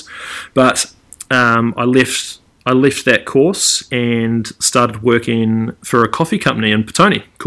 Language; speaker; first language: English; native; English